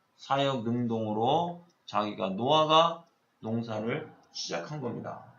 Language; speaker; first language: Korean; native; Korean